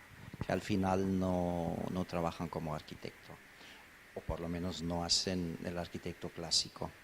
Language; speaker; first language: Spanish; non-native, fluent; German